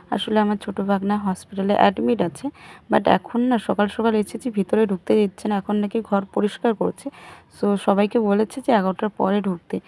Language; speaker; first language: Bangla; non-native, local second language; Rangpuri